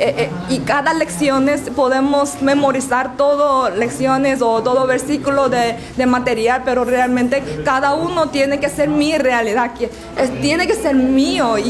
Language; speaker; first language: Spanish; non-native, learner; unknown